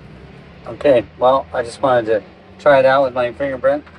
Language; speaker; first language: English; native; English